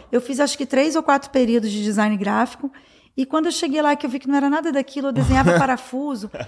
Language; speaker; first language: Portuguese; native; Portuguese